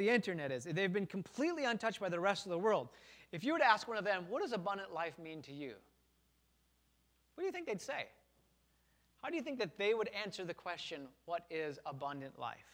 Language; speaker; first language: English; native; English